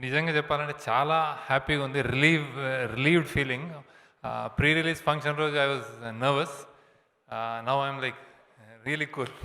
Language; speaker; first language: Telugu; native; Telugu